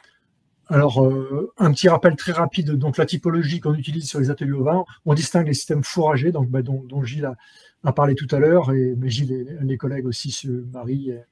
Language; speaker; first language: French; native; French